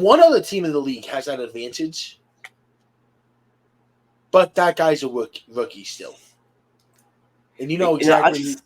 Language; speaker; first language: English; native; English